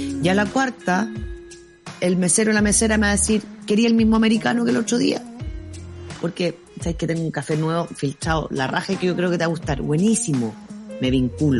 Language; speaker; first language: Spanish; native; Spanish